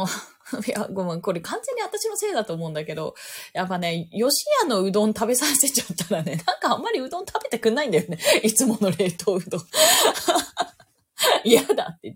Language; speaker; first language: Japanese; native; Japanese